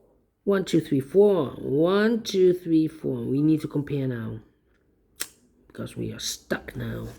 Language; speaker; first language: English; non-native, fluent; Dutch